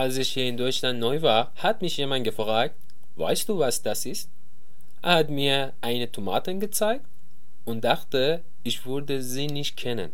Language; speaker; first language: German; non-native, learner; Persian